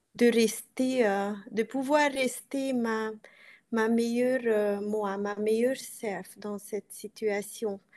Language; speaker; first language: French; non-native, fluent; Romanian